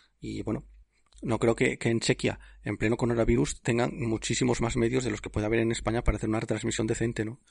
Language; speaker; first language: Spanish; native; Spanish